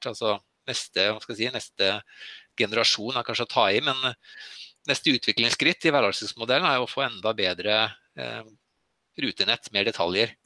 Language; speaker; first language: Norwegian; native; Norwegian